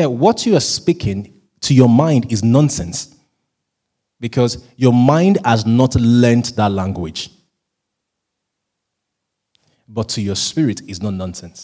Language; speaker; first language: English; non-native, local second language; Yoruba